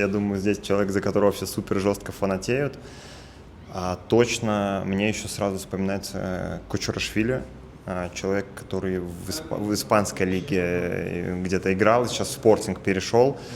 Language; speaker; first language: Russian; native; Russian